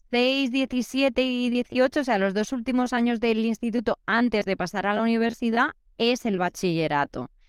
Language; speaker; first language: Spanish; native; Spanish